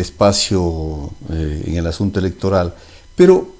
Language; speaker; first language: Spanish; native; Spanish